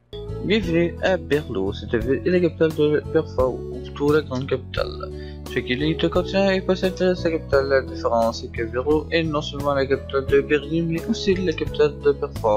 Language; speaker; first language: French; native; French